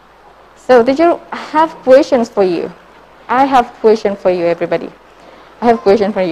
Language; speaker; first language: English; non-native, learner; Indonesian